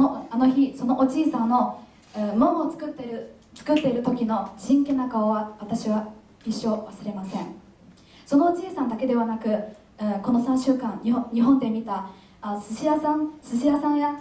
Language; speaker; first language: Japanese; non-native, fluent; Chinese